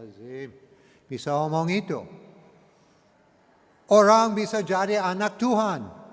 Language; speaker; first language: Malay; non-native, learner; English